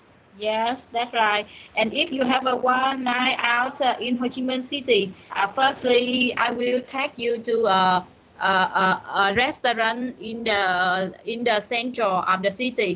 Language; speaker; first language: English; non-native, learner; Vietnamese